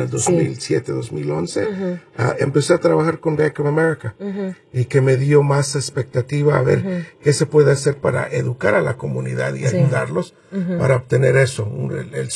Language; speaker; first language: Spanish; early bilingual, heritage; Spanish